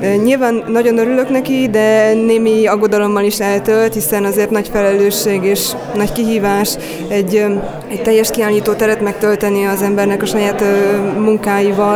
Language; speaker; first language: Hungarian; native; Hungarian